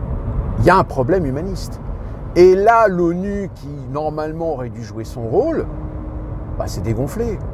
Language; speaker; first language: French; native; French